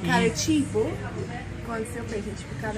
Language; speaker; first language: Portuguese; non-native, fluent; English